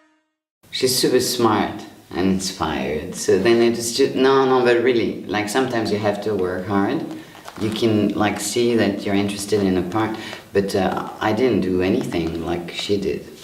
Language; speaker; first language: English; non-native, fluent; French